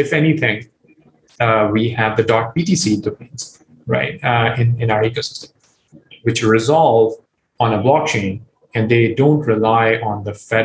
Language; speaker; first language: English; non-native, local second language; Urdu